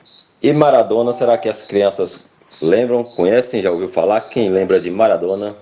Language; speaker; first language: Portuguese; native; Portuguese